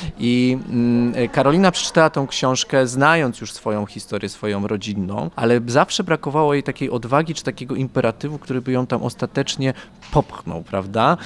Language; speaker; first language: Polish; native; Polish